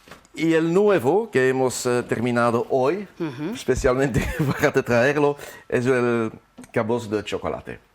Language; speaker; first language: Spanish; non-native, fluent; French